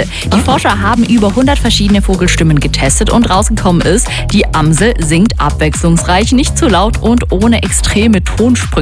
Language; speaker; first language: German; native; German